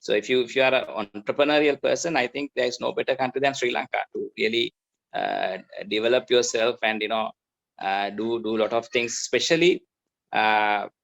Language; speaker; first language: English; non-native, local second language; Sinhala